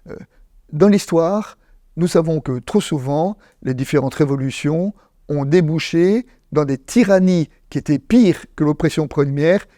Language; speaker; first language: French; native; French